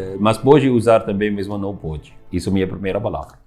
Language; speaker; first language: Portuguese; non-native, learner; Arabic